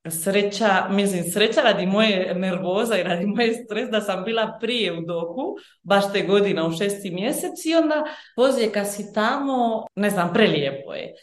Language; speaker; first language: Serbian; early bilingual, heritage; Bosnian